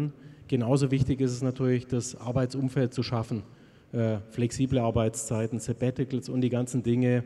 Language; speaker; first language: German; native; German